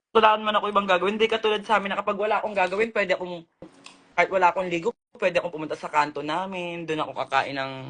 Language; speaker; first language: Filipino; native; Filipino